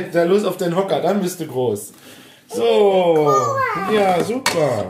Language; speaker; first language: German; native; German